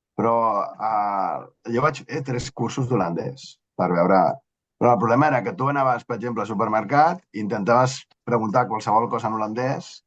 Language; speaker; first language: Catalan; native; Catalan